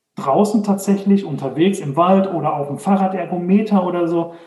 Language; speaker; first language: German; native; German